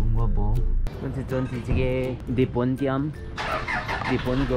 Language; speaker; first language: English; native; English